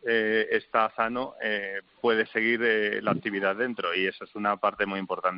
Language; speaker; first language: Spanish; native; Spanish